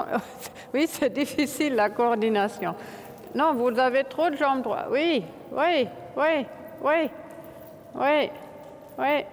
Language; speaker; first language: French; non-native, fluent; German